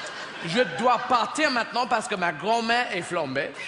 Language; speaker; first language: French; non-native, fluent; English